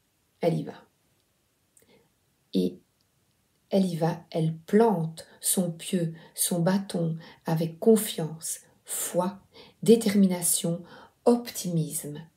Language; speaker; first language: French; native; French